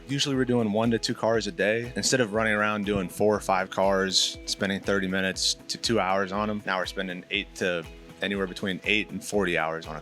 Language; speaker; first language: English; native; English